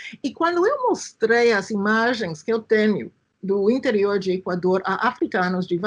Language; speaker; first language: Portuguese; non-native, fluent; English